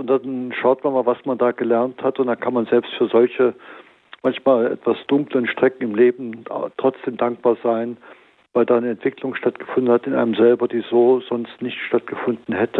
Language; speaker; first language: German; native; German